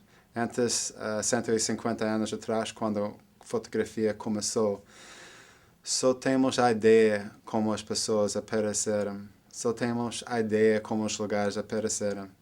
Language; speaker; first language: Portuguese; non-native, fluent; English